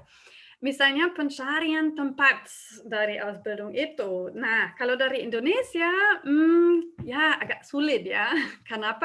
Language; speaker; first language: Indonesian; non-native, fluent; German